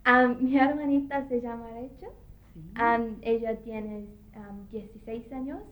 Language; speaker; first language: Spanish; non-native, learner; English